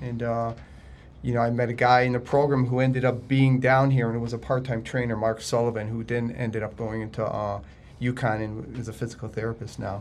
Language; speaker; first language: English; native; English